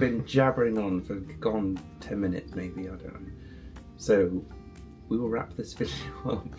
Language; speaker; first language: English; native; English